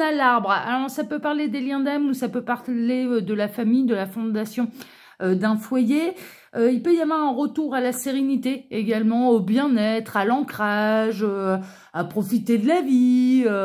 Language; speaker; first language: French; native; French